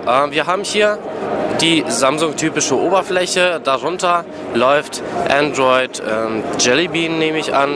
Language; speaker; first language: German; native; German